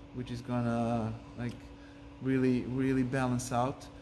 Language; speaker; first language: English; non-native, fluent; Serbian